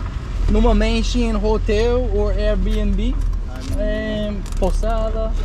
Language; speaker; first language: Portuguese; non-native, learner; English